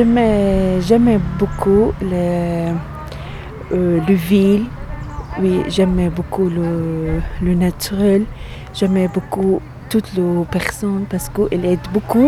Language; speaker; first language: French; non-native, learner; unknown